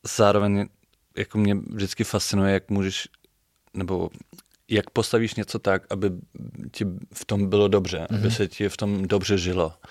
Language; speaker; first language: Czech; non-native, fluent; German